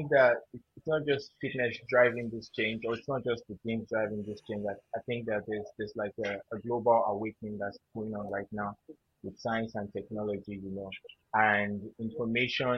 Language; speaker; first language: English; non-native, local second language; Yoruba